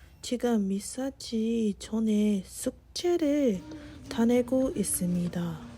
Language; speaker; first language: Korean; non-native, learner; English